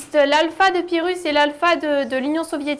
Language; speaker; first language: French; native; French